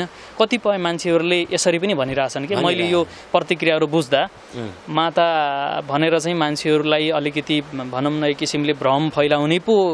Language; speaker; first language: Nepali; native; Nepali